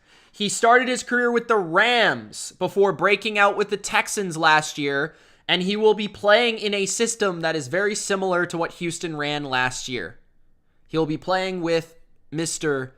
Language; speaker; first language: English; native; English